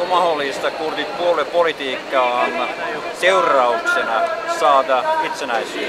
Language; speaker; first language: Finnish; non-native, fluent; Kurdish